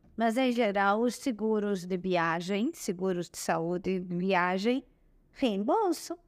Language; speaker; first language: Portuguese; non-native, learner; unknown